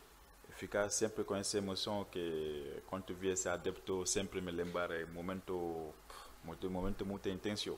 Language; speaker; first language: Portuguese; non-native, learner; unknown